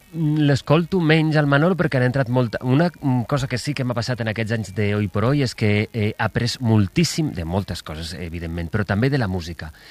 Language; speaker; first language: Catalan; native; Catalan